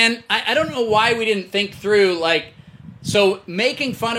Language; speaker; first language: English; native; English